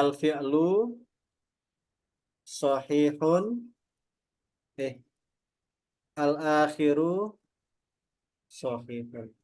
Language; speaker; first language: Arabic; non-native, learner; Indonesian